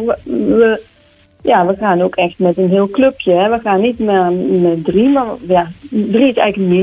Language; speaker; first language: Dutch; native; Dutch